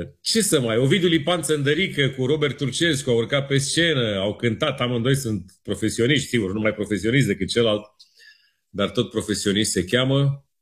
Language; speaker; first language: Romanian; native; Romanian